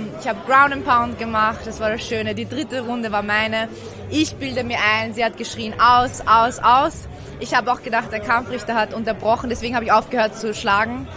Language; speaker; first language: German; early bilingual, other home language; Persian